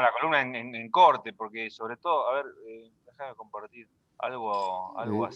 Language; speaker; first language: Spanish; native; Spanish